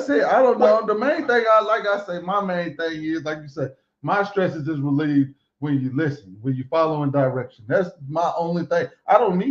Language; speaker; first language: English; native; English